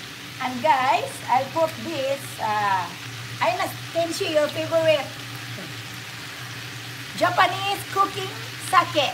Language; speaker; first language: English; non-native, local second language; Filipino